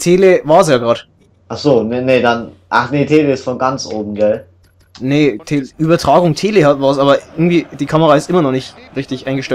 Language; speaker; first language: German; native; German